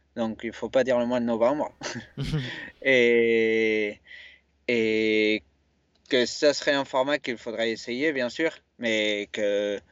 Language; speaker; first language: French; non-native, fluent; Spanish